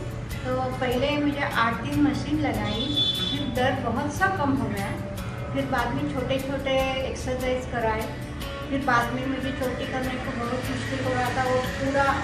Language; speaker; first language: Hindi; non-native, local second language; Marathi